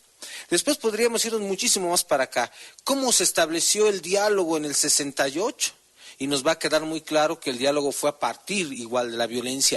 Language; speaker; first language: Spanish; native; Spanish